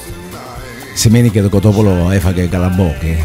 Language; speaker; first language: Greek; non-native, learner; Italian